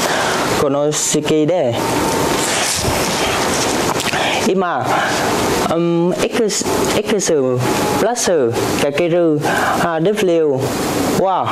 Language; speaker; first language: Japanese; non-native, learner; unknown